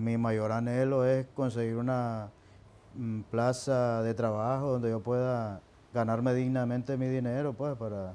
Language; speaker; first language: Spanish; native; Spanish